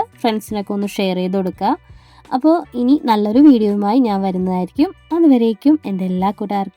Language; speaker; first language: Malayalam; native; Malayalam